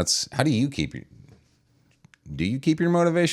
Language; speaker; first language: English; native; English